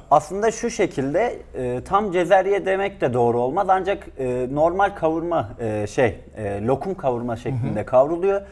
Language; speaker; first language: Turkish; native; Turkish